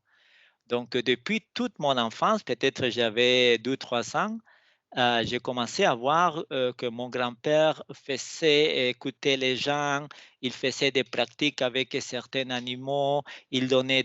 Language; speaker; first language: French; non-native, fluent; Spanish